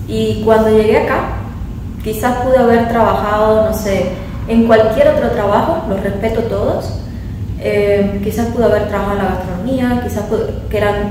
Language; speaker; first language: Spanish; native; Spanish